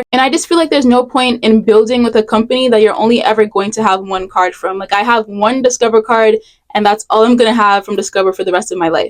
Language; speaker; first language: English; native; English